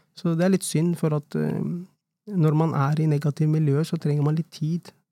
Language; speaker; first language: Norwegian; early bilingual, other home language; Urdu